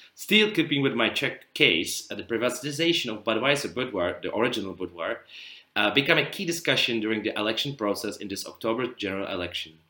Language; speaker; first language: English; non-native, fluent; Czech